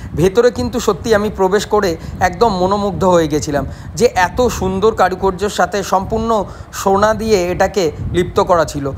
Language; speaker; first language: Bangla; native; Bangla